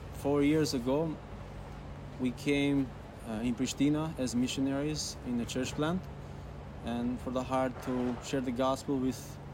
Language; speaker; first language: English; non-native, fluent; Albanian